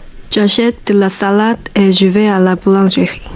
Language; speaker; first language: French; non-native, learner; Korean